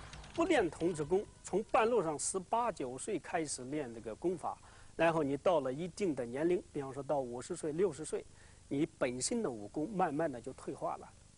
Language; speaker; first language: Chinese; native; Chinese